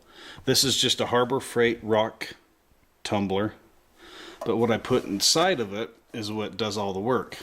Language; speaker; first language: English; native; English